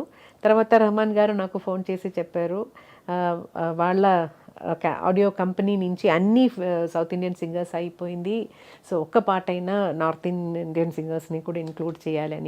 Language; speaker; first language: Telugu; non-native, local second language; Malayalam